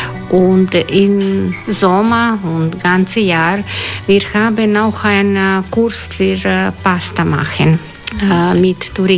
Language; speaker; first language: German; non-native, learner; Croatian